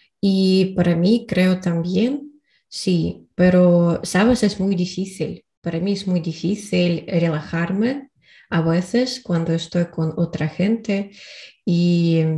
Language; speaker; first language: Spanish; non-native, learner; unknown